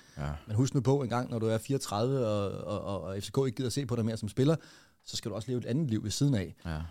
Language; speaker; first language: Danish; native; Danish